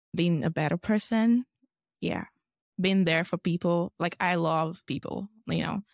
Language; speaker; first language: English; non-native, local second language; Yoruba